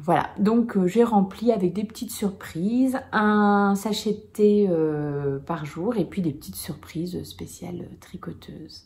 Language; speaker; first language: French; native; French